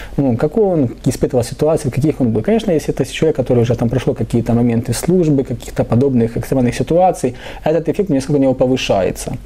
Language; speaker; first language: Russian; native; Russian